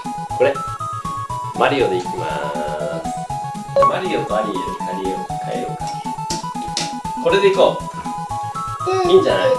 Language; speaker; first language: Japanese; native; Japanese